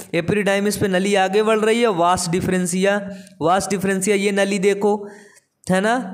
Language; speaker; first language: Hindi; native; Hindi